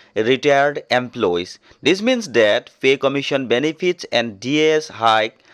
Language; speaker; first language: English; non-native, local second language; Assamese